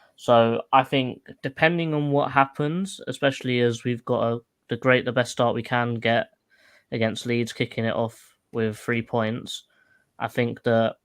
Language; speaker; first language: English; native; English